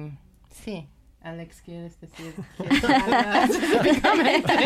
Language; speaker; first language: Spanish; non-native, learner; Persian